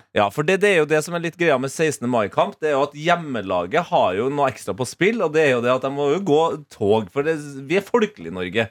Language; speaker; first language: Norwegian; early bilingual, other home language; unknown